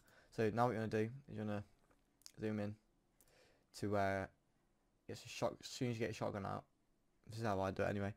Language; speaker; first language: English; native; English